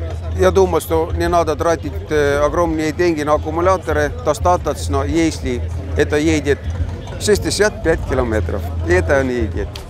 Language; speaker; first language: Russian; non-native, fluent; Estonian